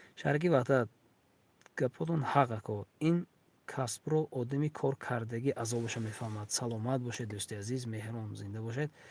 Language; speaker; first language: Tajik; native; Tajik